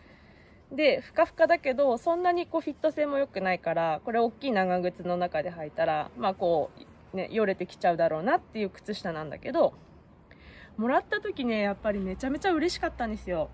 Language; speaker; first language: Japanese; native; Japanese